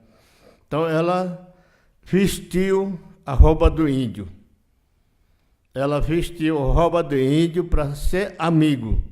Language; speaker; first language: Portuguese; non-native, local second language; Yanomámi